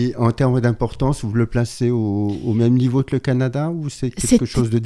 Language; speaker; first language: French; native; French